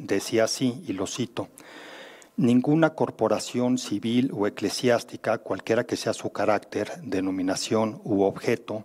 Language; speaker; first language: Spanish; native; Spanish